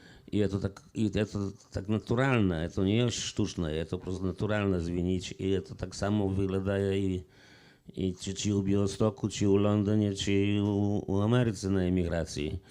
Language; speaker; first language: Polish; non-native, local second language; Belarusian